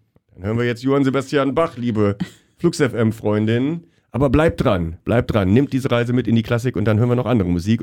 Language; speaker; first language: German; native; German